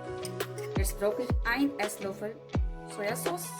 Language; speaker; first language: German; non-native, learner; Urdu